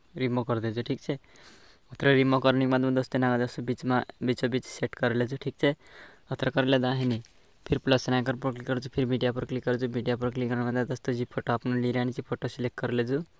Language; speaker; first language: Gujarati; non-native, local second language; Bhili